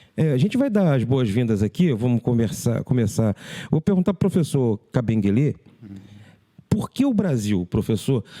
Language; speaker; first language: Portuguese; native; Portuguese